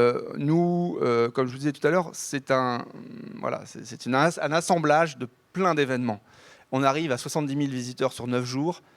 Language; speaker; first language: French; native; French